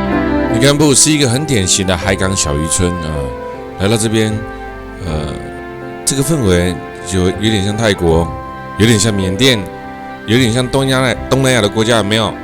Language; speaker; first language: Chinese; native; Chinese